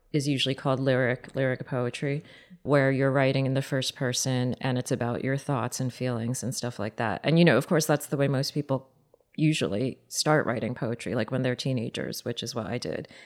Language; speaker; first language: English; native; English